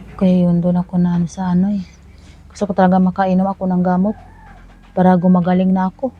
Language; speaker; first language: Filipino; non-native, local second language; Cebuano